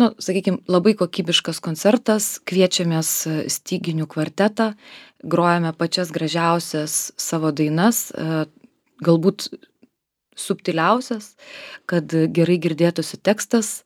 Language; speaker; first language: Lithuanian; native; Lithuanian